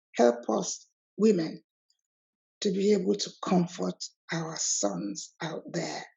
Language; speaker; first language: English; non-native, local second language; Yoruba